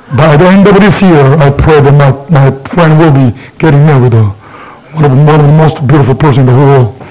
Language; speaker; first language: English; non-native, fluent; Korean